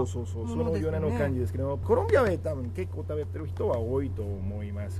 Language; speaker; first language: Japanese; non-native, fluent; Spanish